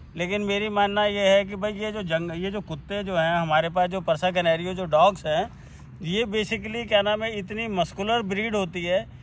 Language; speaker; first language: Hindi; native; Hindi